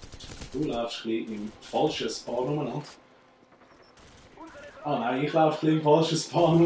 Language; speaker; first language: German; native; German